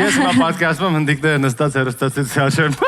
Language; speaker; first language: Armenian; native; Armenian